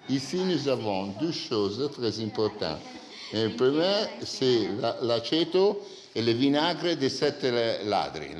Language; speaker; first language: French; non-native, learner; Italian